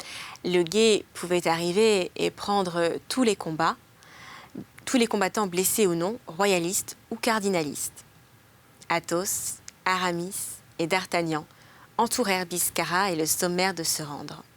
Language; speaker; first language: French; native; French